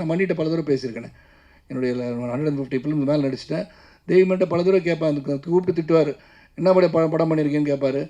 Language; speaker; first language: Tamil; native; Tamil